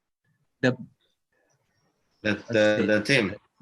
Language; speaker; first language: English; non-native, learner; Malay